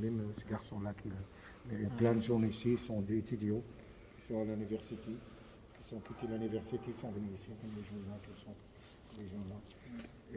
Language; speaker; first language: French; non-native, fluent; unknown